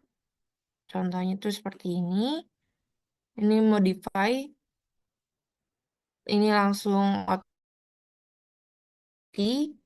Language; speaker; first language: Indonesian; native; Indonesian